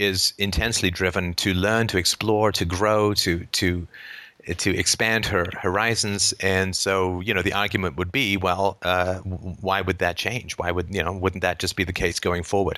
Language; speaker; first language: English; native; English